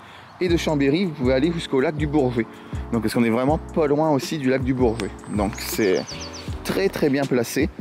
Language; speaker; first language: French; native; French